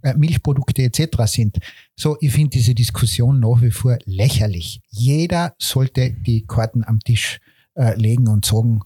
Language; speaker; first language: German; native; German